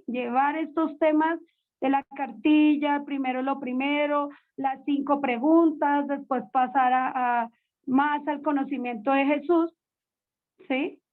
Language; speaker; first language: Spanish; native; Spanish